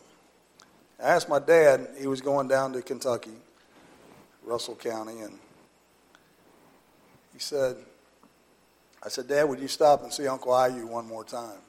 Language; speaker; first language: English; native; English